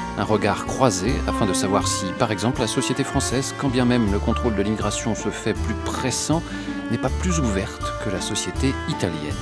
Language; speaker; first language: French; native; French